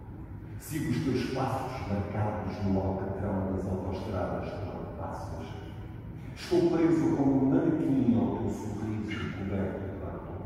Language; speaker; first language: Portuguese; native; Portuguese